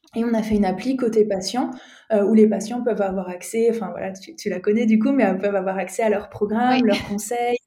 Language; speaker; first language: French; native; French